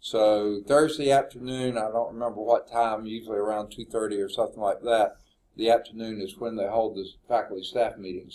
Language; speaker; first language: English; native; English